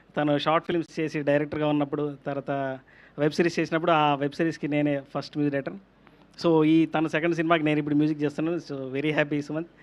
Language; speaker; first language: Telugu; native; Telugu